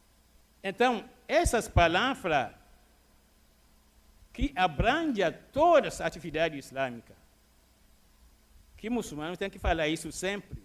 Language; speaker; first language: Portuguese; non-native, fluent; Arabic